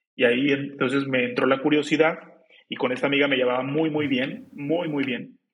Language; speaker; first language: Spanish; native; Spanish